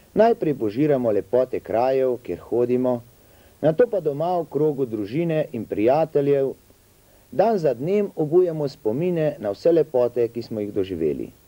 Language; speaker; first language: Slovenian; native; Slovenian